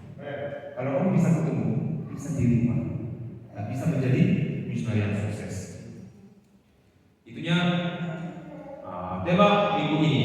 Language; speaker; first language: Indonesian; non-native, fluent; Korean